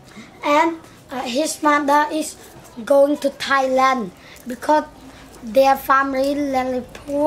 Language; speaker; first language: English; non-native, learner; Khmer